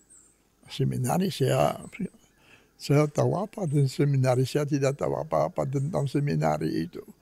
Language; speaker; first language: Indonesian; non-native, fluent; Polish